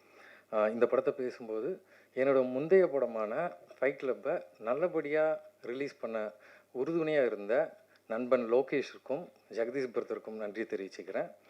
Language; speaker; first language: Tamil; native; Tamil